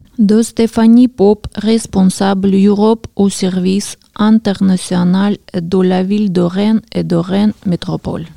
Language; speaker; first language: French; non-native, learner; Ukrainian